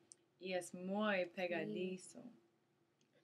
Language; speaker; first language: Spanish; non-native, learner; English